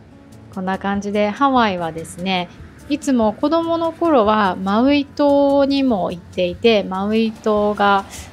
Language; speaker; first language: Japanese; native; Japanese